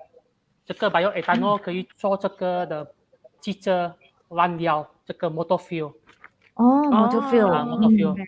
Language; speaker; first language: Chinese; non-native, local second language; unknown